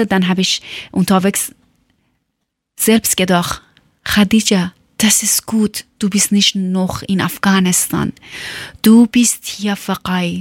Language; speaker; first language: German; non-native, learner; Persian